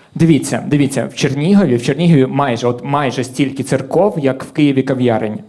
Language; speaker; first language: Ukrainian; native; Ukrainian